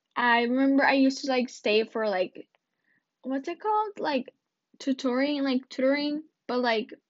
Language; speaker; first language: English; early bilingual, other home language; Spanish